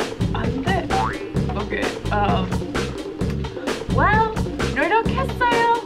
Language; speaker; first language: Korean; non-native, fluent; English